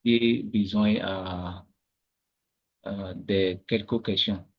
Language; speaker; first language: French; non-native, learner; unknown